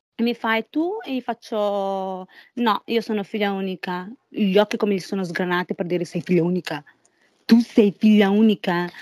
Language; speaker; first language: Italian; early bilingual, heritage; Italian